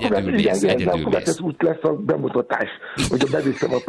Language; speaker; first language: Hungarian; non-native, learner; Yoruba